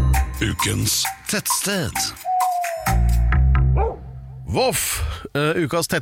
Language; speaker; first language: Norwegian; native; Norwegian